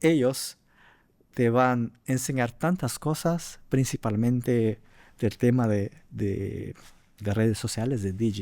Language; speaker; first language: Spanish; non-native, fluent; Portuguese